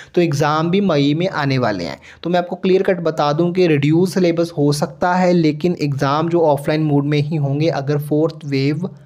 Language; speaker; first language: Hindi; non-native, local second language; Punjabi